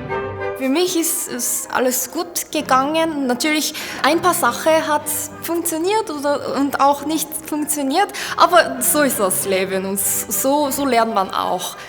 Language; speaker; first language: German; non-native, fluent; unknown